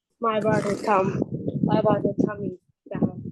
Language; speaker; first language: English; non-native, learner; Thai